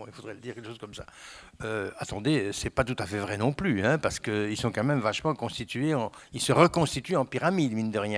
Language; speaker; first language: French; native; French